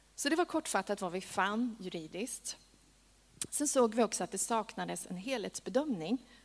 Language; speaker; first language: Swedish; native; Swedish